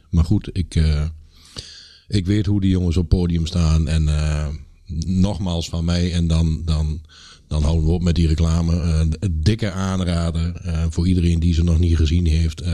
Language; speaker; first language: Dutch; native; Dutch